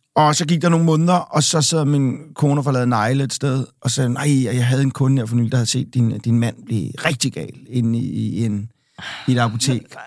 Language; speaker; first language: Danish; native; Danish